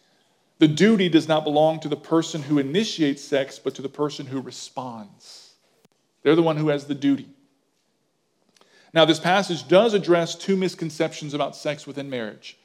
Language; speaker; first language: English; native; English